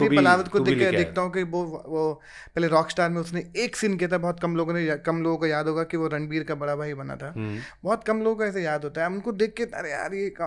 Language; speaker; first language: Hindi; native; Hindi